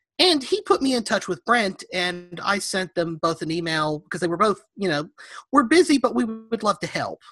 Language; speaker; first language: English; native; English